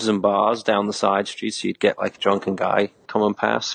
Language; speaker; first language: English; native; English